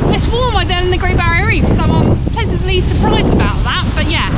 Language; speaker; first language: English; native; English